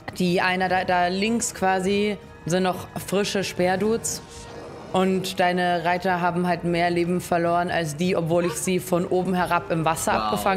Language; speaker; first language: German; native; German